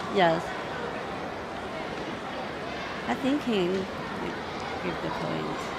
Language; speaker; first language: English; non-native, learner; Chinese